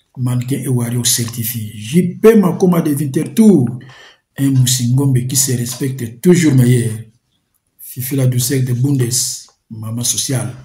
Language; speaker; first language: French; non-native, local second language; Lingala